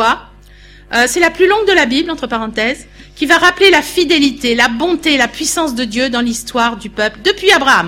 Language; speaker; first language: French; native; French